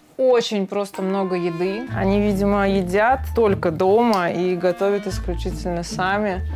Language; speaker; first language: Russian; native; Russian